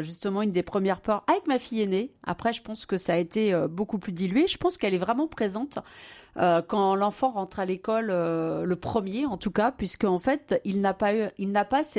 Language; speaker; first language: French; native; French